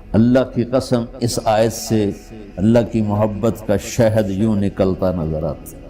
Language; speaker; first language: Urdu; non-native, local second language; Punjabi